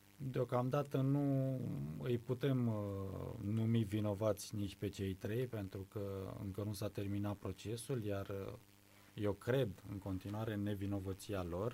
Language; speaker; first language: Romanian; native; Romanian